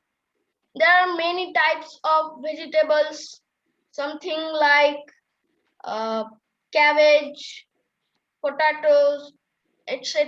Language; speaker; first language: English; non-native, learner; Bangla